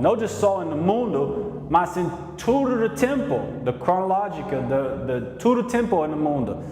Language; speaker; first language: Portuguese; non-native, learner; English